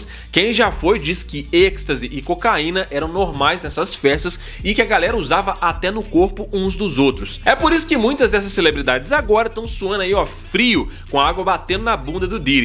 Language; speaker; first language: Portuguese; native; Portuguese